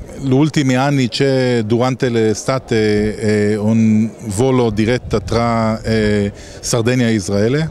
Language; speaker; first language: Italian; non-native, learner; Hebrew